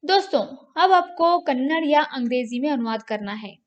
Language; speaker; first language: Hindi; non-native, local second language; Kannada